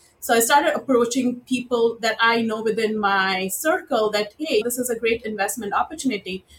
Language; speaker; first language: English; non-native, local second language; Marathi